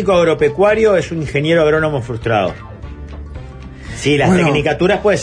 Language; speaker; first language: Spanish; native; Spanish